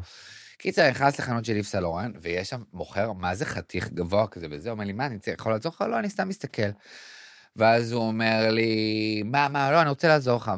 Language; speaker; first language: Hebrew; native; Hebrew